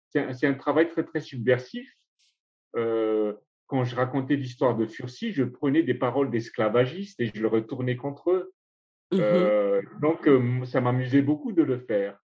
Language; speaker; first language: French; non-native, local second language; Malagasy